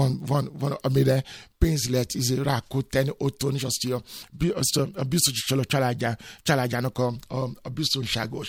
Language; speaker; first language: Hungarian; non-native, fluent; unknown